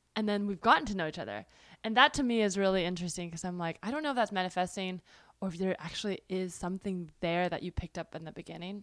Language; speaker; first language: English; early bilingual, other home language; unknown